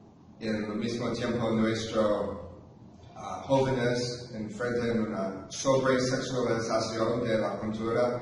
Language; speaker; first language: Spanish; non-native, fluent; English